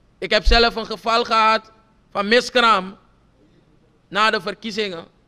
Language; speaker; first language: Dutch; non-native, local second language; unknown